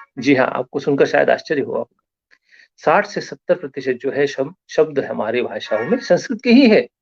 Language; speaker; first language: Hindi; non-native, local second language; Marathi